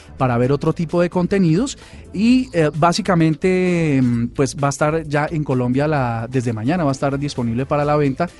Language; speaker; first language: Spanish; native; Spanish